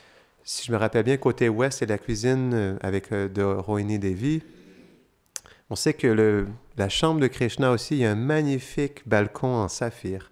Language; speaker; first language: French; native; French